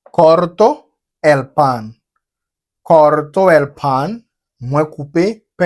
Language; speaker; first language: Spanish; non-native, fluent; Haitian Creole